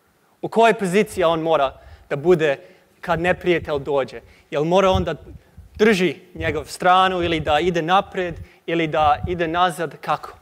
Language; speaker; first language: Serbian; non-native, learner; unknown